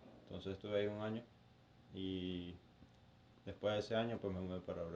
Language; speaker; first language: Spanish; native; Spanish